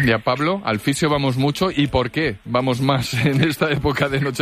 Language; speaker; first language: Spanish; native; Spanish